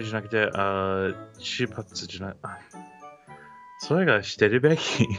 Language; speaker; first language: Japanese; non-native, learner; English